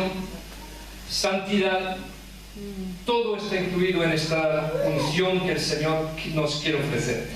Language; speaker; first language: Spanish; early bilingual, heritage; French